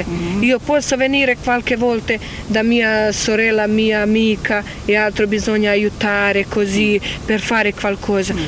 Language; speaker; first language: Italian; non-native, learner; Croatian